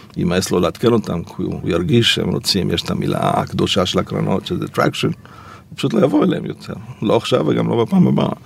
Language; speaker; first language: Hebrew; early bilingual, other home language; Polish